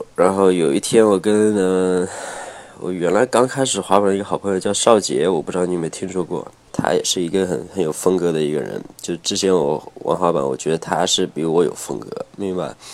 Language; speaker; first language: Chinese; native; Chinese